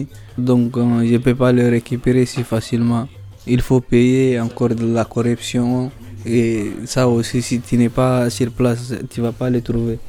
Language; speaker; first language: French; non-native, fluent; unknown